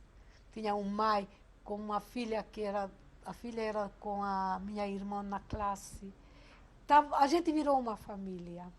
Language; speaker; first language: Portuguese; non-native, fluent; Hungarian